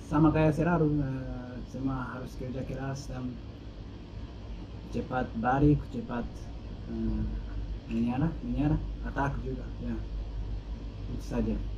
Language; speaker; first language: Indonesian; non-native, learner; Japanese